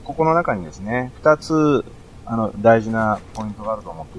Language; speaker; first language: Japanese; native; Japanese